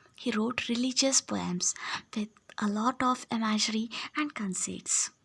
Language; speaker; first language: English; non-native, local second language; Marathi